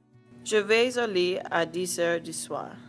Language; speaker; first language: French; non-native, learner; English